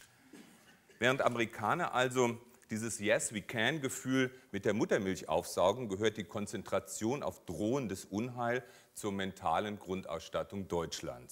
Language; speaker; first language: German; native; German